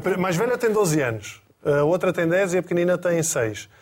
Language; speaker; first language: Portuguese; native; Portuguese